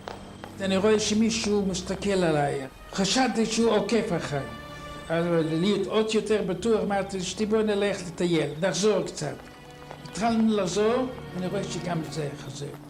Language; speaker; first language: Hebrew; non-native, fluent; Yiddish